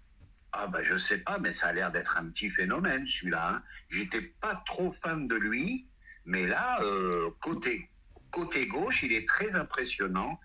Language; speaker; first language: French; native; French